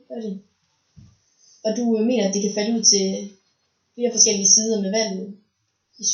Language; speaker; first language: Danish; native; Danish